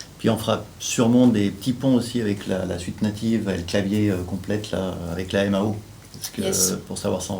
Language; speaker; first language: French; native; French